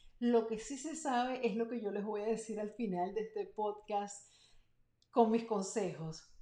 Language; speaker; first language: Spanish; native; Spanish